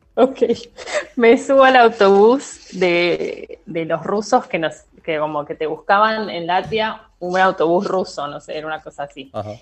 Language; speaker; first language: Spanish; native; Spanish